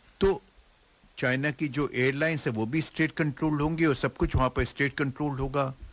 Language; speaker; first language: Hindi; native; Hindi